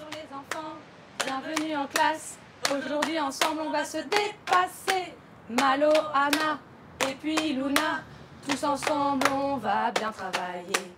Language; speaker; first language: French; native; French